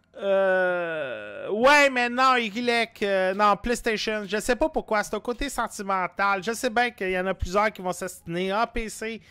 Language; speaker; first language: French; native; French